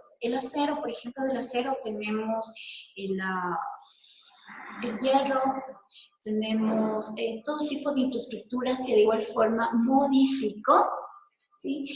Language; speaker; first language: Spanish; native; Spanish